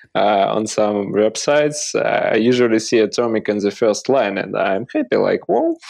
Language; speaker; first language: English; non-native, learner; Russian